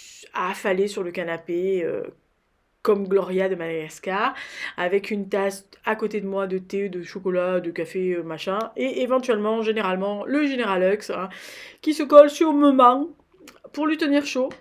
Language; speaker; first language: French; native; French